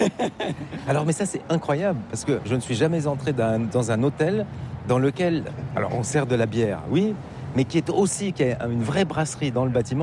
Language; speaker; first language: French; native; French